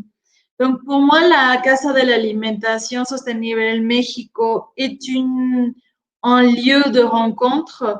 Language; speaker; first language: French; non-native, fluent; Spanish